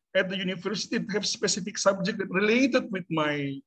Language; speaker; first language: English; non-native, fluent; Indonesian